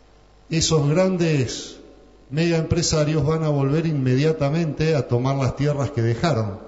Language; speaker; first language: Spanish; native; Spanish